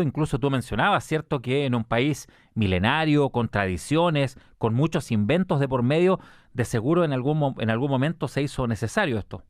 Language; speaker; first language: Spanish; native; Spanish